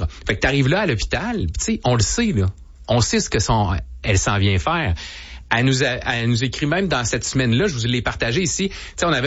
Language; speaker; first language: French; native; French